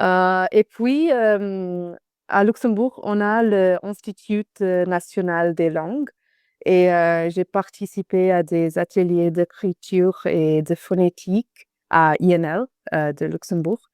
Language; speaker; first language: French; non-native, fluent; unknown